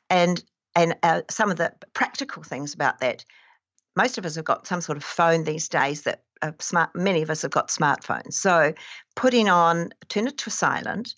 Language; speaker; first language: English; native; English